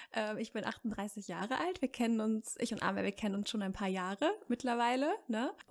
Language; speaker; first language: German; native; German